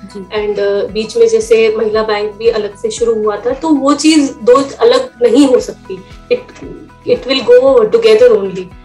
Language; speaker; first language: Hindi; native; Hindi